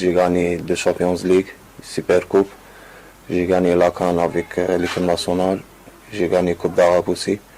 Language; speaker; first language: French; non-native, learner; Arabic